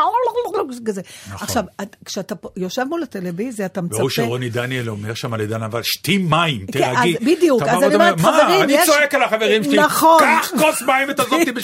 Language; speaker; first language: Hebrew; native; Hebrew